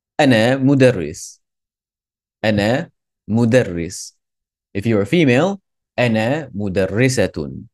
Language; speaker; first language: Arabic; non-native, fluent; English